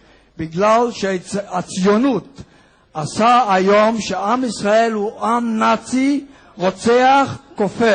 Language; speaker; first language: Hebrew; non-native, fluent; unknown